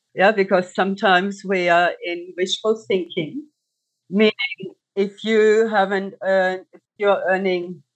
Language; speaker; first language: English; non-native, fluent; German